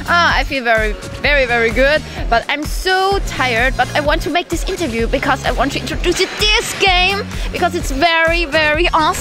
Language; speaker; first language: English; non-native, fluent; German